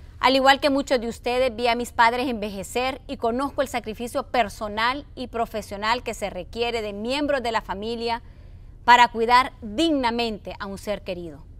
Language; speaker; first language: Spanish; native; Spanish